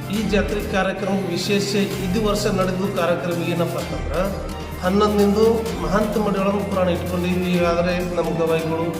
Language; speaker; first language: Kannada; non-native, local second language; Lambadi